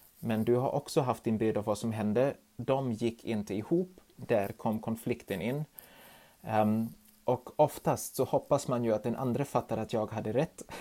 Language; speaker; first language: Swedish; non-native, fluent; German